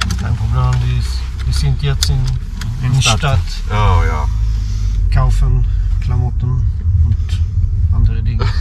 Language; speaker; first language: German; non-native, learner; Swedish